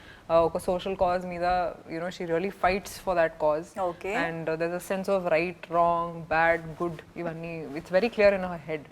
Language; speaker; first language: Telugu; non-native, fluent; Hindi